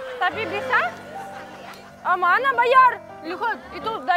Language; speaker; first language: Indonesian; non-native, learner; Russian